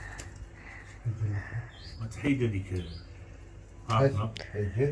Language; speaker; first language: Arabic; native; Arabic